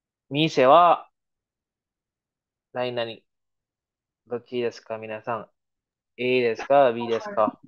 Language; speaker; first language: Japanese; non-native, fluent; Filipino